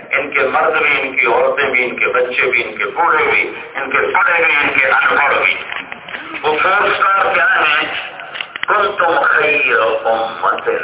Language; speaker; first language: Urdu; non-native, local second language; Punjabi